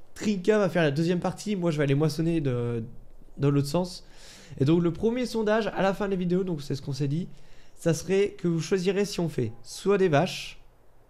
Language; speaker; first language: French; native; French